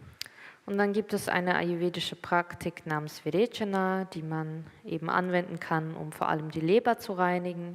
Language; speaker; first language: German; native; German